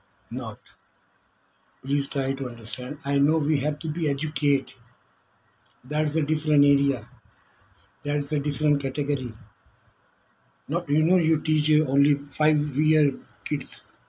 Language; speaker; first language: English; non-native, local second language; Urdu